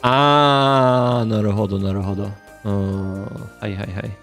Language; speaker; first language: Japanese; non-native, learner; Russian